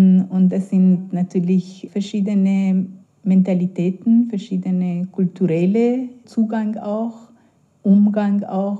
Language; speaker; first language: German; non-native, fluent; Persian